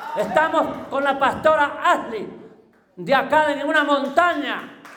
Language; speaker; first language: Spanish; native; Spanish